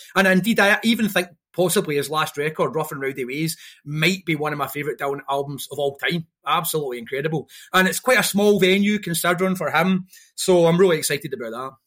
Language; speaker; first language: English; native; English